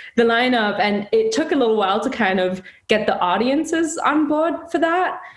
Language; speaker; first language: English; non-native, fluent; German